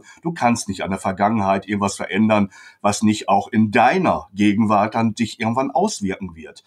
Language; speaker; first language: German; native; German